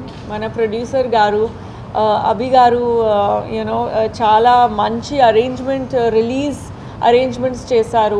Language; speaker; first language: Telugu; non-native, local second language; Tamil